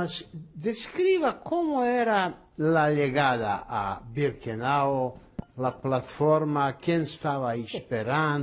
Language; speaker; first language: Spanish; early bilingual, heritage; Ladino